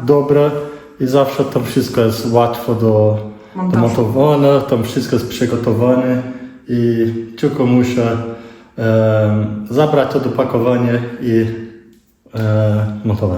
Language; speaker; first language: Polish; non-native, learner; Portuguese